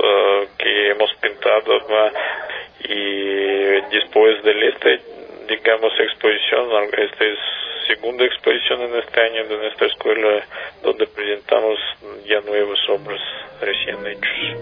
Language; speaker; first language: Spanish; non-native, learner; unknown